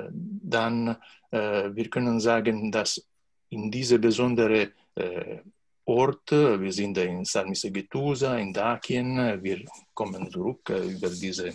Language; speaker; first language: German; non-native, learner; Italian